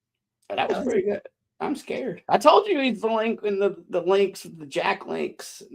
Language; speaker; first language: English; native; English